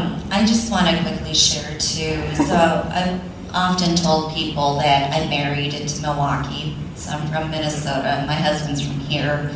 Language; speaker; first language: English; early bilingual, other home language; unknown